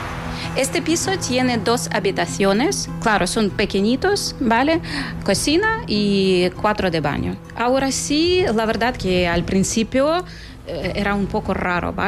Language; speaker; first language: Spanish; non-native, fluent; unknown